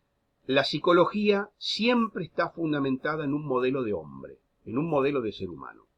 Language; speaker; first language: Spanish; native; Spanish